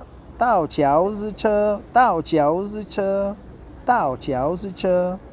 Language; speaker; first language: Chinese; non-native, learner; Korean